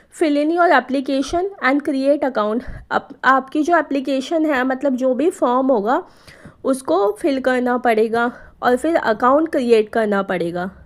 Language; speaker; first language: Hindi; native; Hindi